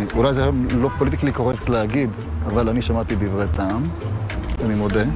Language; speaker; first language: Hebrew; native; Hebrew